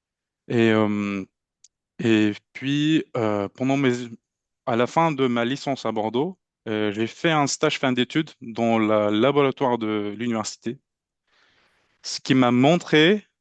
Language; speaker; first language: French; non-native, fluent; Turkish